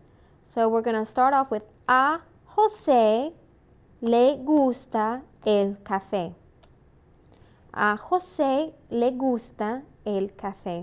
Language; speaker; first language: Spanish; non-native, fluent; English